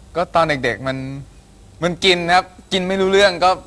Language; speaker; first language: Thai; native; Thai